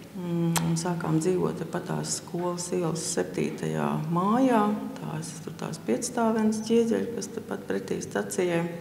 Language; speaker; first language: Latvian; native; Latvian